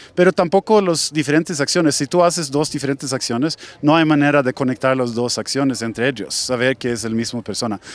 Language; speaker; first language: Spanish; non-native, fluent; Swedish